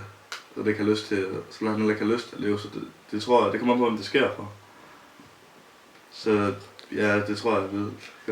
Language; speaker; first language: Danish; native; Danish